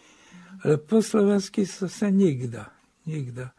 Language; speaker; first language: Slovak; non-native, local second language; Hungarian